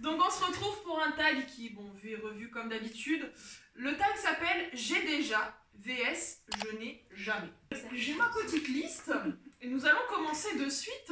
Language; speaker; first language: French; native; French